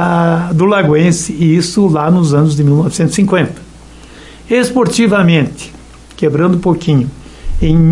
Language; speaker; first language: Portuguese; native; Portuguese